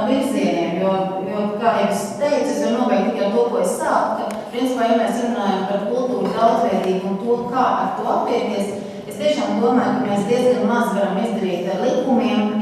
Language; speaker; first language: Latvian; native; Latvian